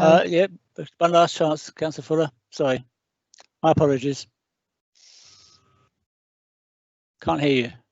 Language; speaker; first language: English; native; English